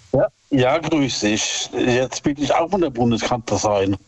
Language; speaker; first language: German; native; German